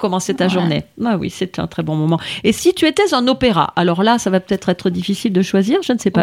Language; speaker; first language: French; native; French